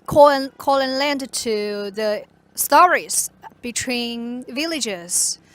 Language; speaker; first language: English; non-native, fluent; Chinese